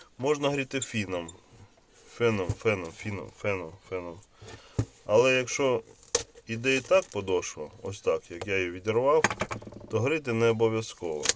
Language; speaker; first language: Ukrainian; non-native, local second language; Russian